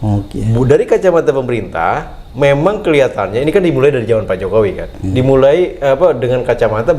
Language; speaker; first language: Indonesian; native; Indonesian